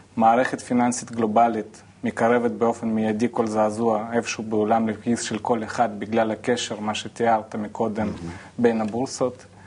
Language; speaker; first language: Hebrew; non-native, fluent; Russian